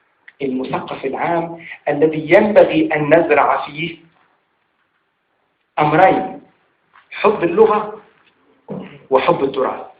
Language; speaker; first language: Arabic; native; Arabic